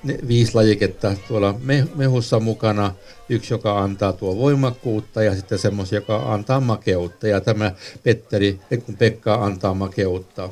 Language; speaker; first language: Finnish; non-native, local second language; Swedish